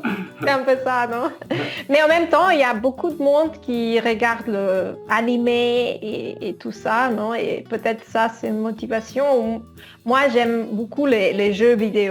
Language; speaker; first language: French; non-native, learner; Spanish